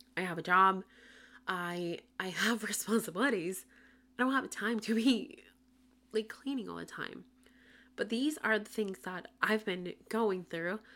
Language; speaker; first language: English; non-native, fluent; Spanish